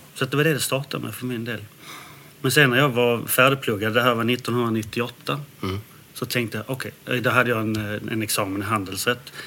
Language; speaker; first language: Swedish; early bilingual, other home language; Danish